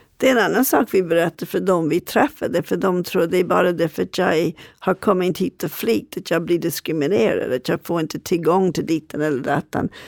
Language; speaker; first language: Swedish; non-native, fluent; English